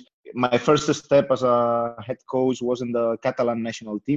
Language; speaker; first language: English; non-native, fluent; Spanish